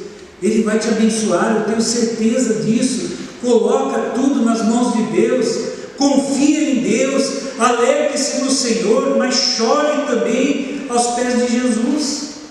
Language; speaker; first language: Portuguese; native; Portuguese